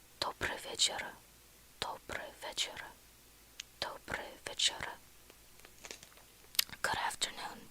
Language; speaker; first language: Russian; non-native, learner; English